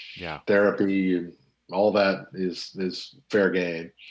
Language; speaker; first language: English; native; English